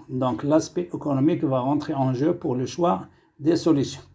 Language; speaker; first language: French; non-native, local second language; Arabic